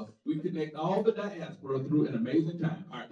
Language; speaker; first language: English; native; English